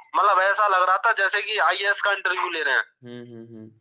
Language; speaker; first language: Hindi; native; Hindi